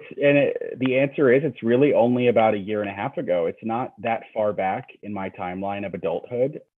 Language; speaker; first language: English; native; English